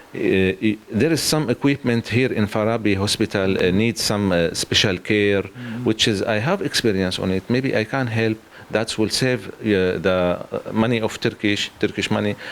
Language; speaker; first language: English; non-native, learner; Arabic